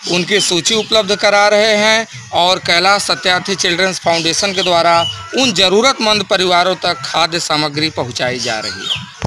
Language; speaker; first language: Hindi; native; Hindi